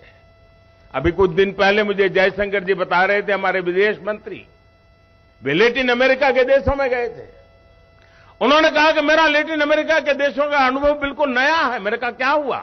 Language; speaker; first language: Hindi; non-native, local second language; Gujarati